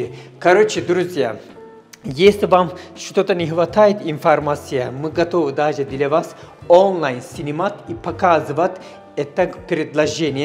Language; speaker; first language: Russian; non-native, learner; Turkish